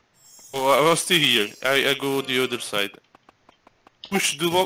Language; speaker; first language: English; non-native, learner; Turkish